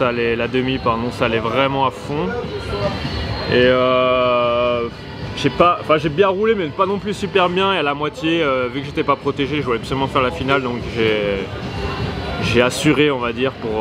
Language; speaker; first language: French; native; French